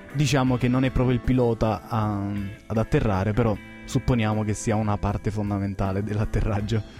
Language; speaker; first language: Italian; native; Italian